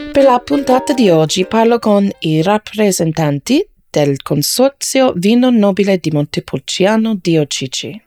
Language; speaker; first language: Italian; non-native, learner; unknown